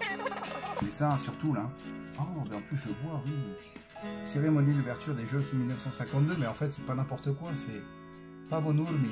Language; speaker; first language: French; native; French